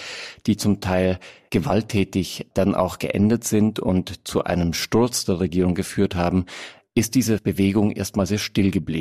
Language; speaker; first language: German; native; German